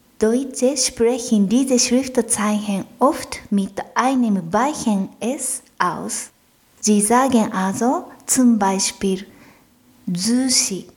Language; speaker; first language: German; non-native, fluent; Japanese